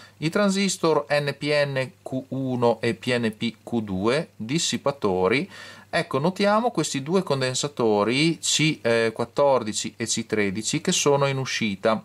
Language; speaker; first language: Italian; native; Italian